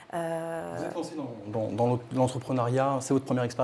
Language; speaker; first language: French; native; French